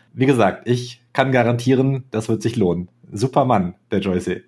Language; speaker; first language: German; native; German